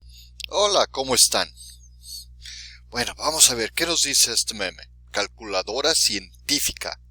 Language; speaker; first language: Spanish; non-native, fluent; English